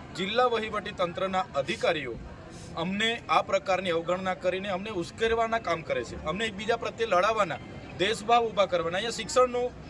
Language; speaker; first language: Gujarati; non-native, local second language; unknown